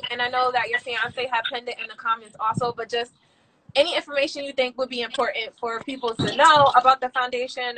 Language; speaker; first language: English; native; English